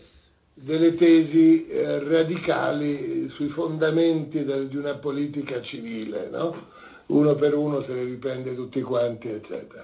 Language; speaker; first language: Italian; native; Italian